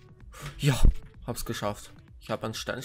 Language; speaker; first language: German; native; German